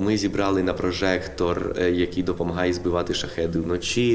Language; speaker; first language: Ukrainian; early bilingual, heritage; Ukrainian